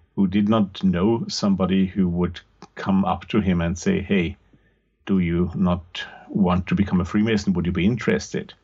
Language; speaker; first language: English; non-native, fluent; German